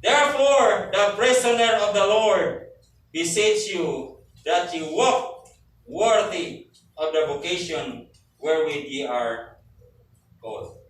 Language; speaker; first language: English; non-native, local second language; Filipino